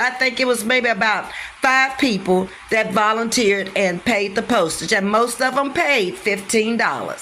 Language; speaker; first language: English; native; English